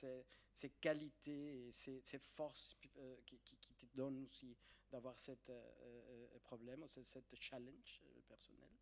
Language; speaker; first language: French; non-native, fluent; Spanish